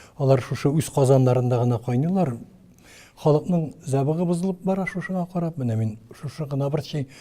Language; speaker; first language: Tatar; native; Tatar